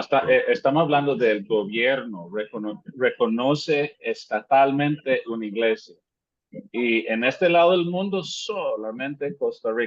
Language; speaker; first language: Spanish; non-native, fluent; English